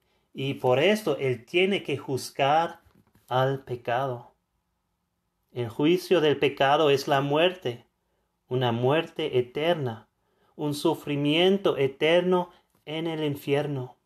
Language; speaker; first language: Spanish; non-native, fluent; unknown